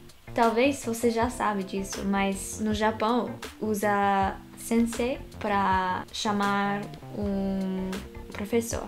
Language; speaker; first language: Portuguese; non-native, fluent; Japanese